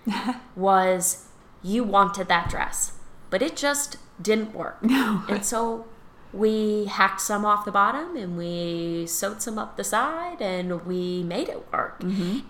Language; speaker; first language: English; native; English